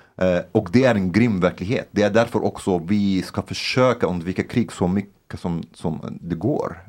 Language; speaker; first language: Swedish; non-native, fluent; Arabic